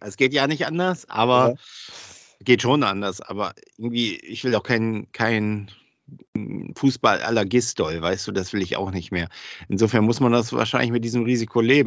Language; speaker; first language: German; native; German